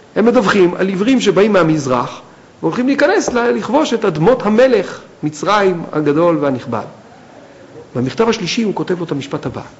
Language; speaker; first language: Hebrew; native; Hebrew